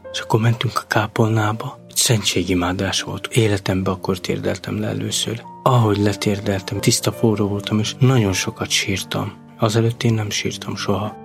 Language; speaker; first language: Hungarian; non-native, local second language; Romany